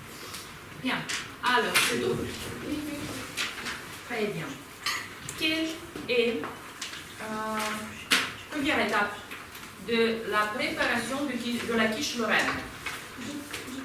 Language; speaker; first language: French; non-native, fluent; Ukrainian